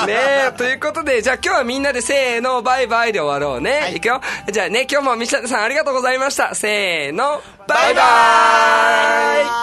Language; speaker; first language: Japanese; native; Japanese